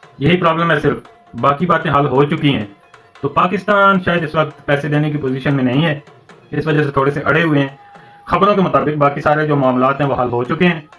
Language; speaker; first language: Urdu; non-native, local second language; Northern Hindko